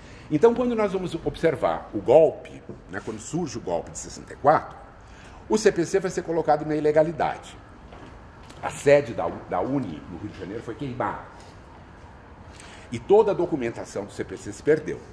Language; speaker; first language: Portuguese; native; Portuguese